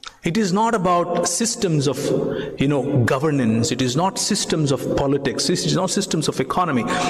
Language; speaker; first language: English; non-native, local second language; Telugu